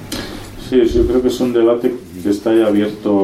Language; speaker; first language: Spanish; native; Spanish